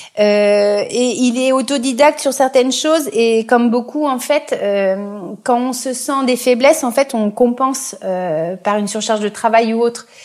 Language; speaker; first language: French; native; French